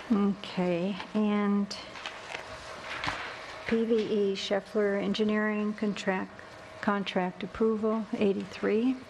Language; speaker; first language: English; native; English